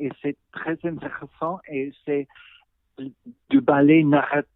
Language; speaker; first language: French; non-native, learner; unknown